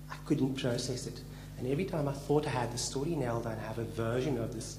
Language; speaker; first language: English; native; English